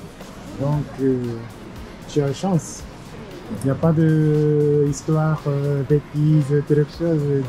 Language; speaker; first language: French; non-native, fluent; Japanese